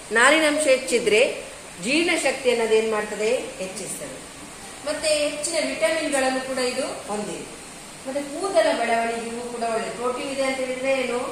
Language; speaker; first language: Kannada; non-native, local second language; Tulu